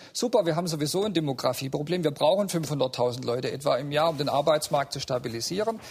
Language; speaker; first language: German; native; German